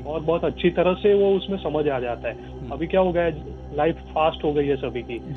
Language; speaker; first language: Hindi; non-native, local second language; Gujarati